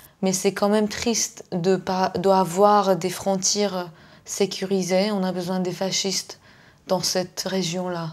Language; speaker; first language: French; non-native, fluent; Persian